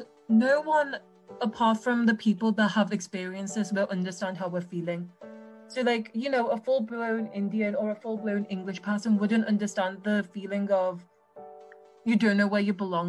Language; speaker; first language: English; native; English